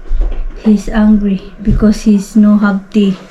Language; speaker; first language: English; non-native, local second language; Cebuano